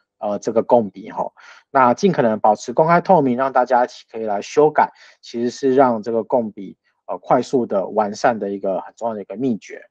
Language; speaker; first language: Chinese; native; Chinese